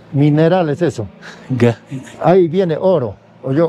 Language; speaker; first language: Spanish; native; Spanish